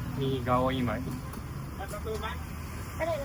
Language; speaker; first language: Thai; non-native, learner; Japanese